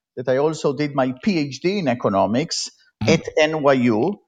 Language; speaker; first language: English; non-native, fluent; Hebrew